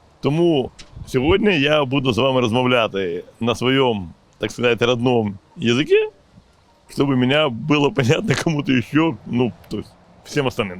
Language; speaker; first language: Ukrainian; non-native, local second language; Russian